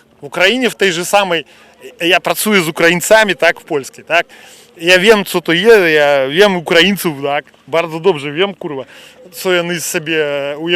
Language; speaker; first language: Polish; non-native, learner; Russian